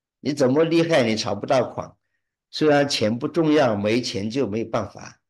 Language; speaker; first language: Chinese; early bilingual, heritage; Chinese